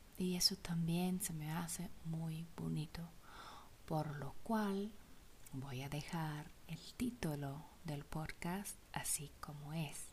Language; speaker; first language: Spanish; non-native, fluent; German